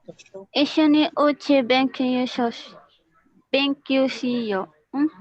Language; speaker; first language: Japanese; non-native, learner; Filipino